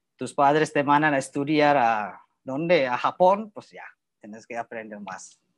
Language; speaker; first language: Spanish; non-native, learner; Indonesian